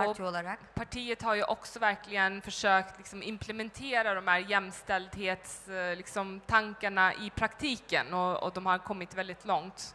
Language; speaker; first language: Swedish; early bilingual, other home language; Turkish